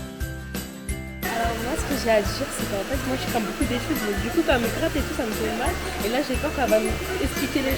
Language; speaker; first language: French; native; French